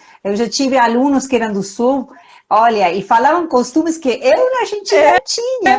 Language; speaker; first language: Portuguese; non-native, fluent; Spanish